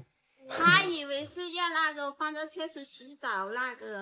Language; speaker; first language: Chinese; non-native, learner; Lao